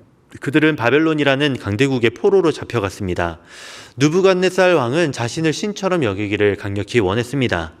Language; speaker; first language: Korean; native; Korean